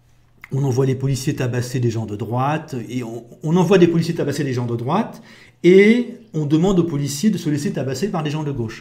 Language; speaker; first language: French; native; French